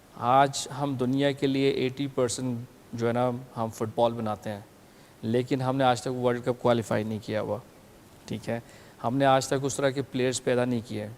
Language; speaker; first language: Urdu; early bilingual, heritage; Urdu